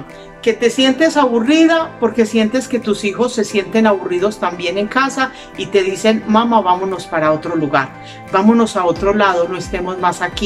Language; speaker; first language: Spanish; native; Spanish